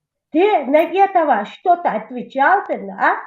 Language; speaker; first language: Russian; non-native, local second language; Tajik